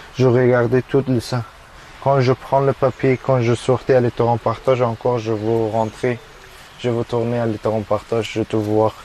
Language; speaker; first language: French; non-native, learner; Persian